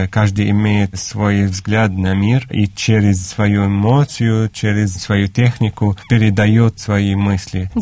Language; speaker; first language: Russian; non-native, fluent; Arabic